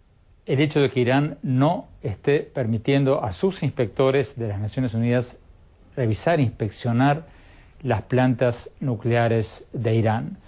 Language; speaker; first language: Spanish; native; Spanish